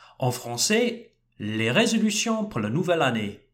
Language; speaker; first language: French; non-native, fluent; English